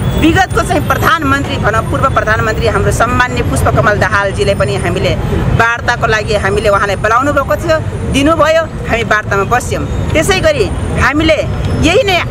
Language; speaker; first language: Nepali; non-native, local second language; Rana Tharu